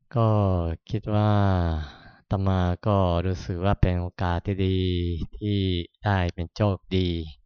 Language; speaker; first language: Thai; non-native, fluent; Japanese